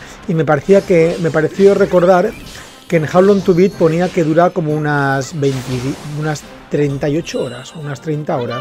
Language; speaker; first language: Spanish; native; Spanish